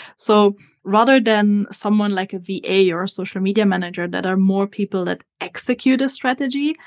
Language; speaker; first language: English; non-native, fluent; Italian